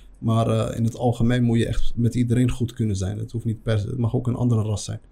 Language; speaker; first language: Dutch; early bilingual, other home language; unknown